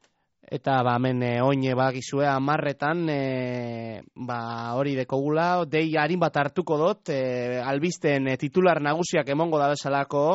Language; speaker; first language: Basque; native; Basque